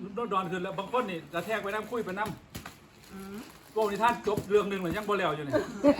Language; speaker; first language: Thai; native; Thai